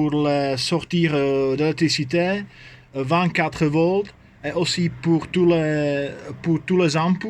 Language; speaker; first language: French; non-native, fluent; Czech